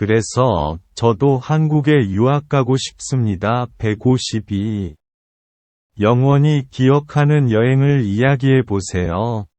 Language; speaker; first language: Korean; non-native, learner; Vietnamese